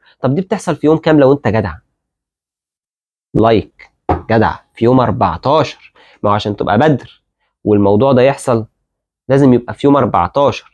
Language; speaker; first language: Arabic; native; Arabic